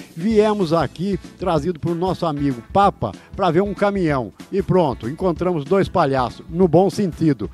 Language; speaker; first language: Portuguese; native; Portuguese